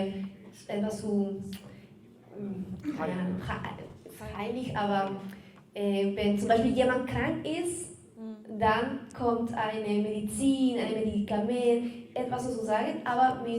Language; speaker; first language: German; non-native, learner; Spanish